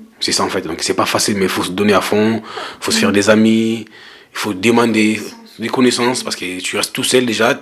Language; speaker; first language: French; non-native, local second language; Lingala